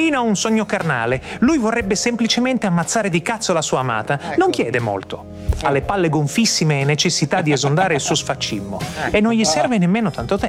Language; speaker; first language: Italian; native; Italian